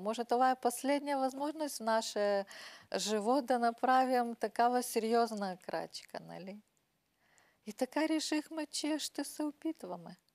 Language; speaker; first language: Bulgarian; non-native, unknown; Russian